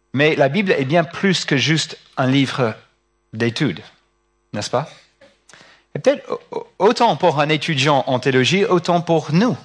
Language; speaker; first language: French; non-native, fluent; English